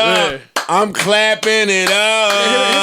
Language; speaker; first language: English; native; English